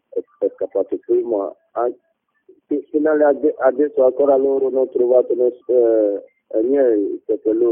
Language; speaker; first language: Italian; non-native, learner; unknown